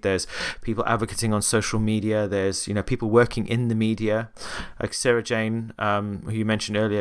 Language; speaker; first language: English; native; English